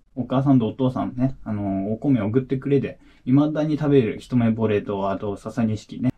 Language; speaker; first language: Japanese; native; Japanese